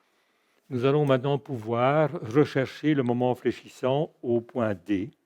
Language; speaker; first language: French; native; French